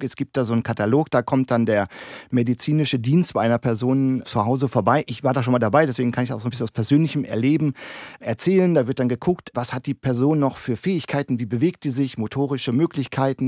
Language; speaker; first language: German; native; German